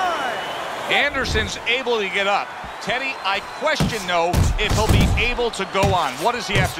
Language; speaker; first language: English; native; English